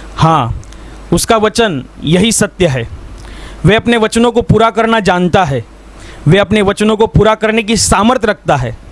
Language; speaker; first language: Hindi; non-native, local second language; Marathi